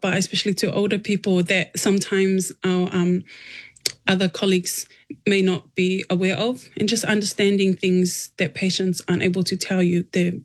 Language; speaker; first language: English; native; English